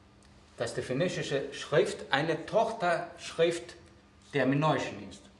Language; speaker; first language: German; non-native, fluent; Greek